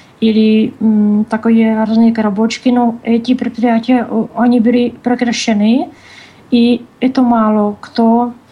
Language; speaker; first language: Russian; non-native, learner; Czech